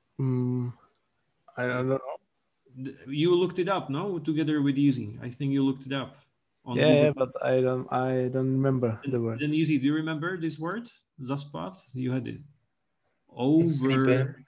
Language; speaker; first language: English; non-native, local second language; Czech